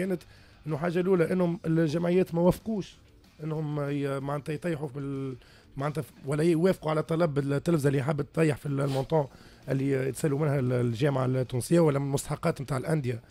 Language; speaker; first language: Arabic; native; Arabic